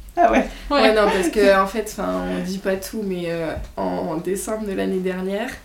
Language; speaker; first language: French; native; French